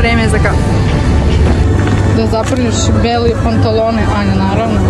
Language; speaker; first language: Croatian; non-native, fluent; Russian